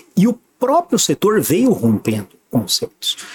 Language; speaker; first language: Portuguese; native; Portuguese